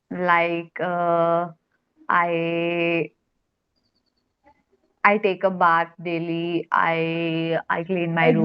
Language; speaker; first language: English; non-native, learner; Hindi